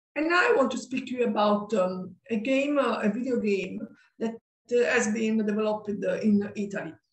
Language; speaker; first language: English; non-native, learner; Italian